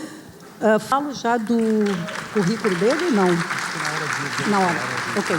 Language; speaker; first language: Portuguese; native; Portuguese